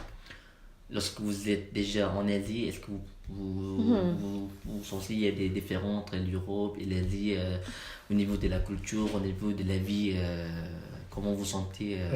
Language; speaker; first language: French; non-native, learner; Malay